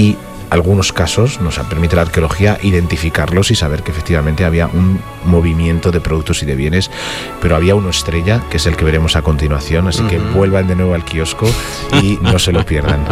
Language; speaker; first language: Spanish; native; Spanish